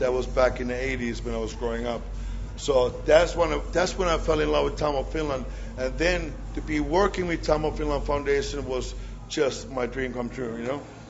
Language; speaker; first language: English; non-native, fluent; Finnish